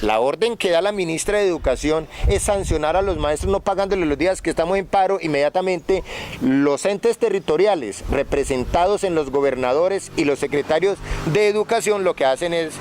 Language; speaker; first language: Spanish; native; Spanish